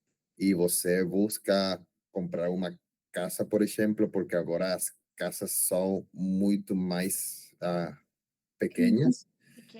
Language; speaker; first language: Portuguese; non-native, learner; Spanish